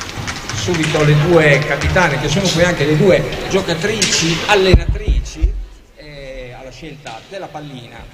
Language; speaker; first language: Italian; native; Italian